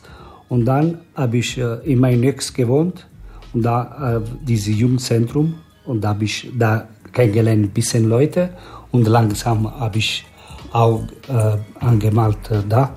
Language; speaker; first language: German; non-native, learner; Italian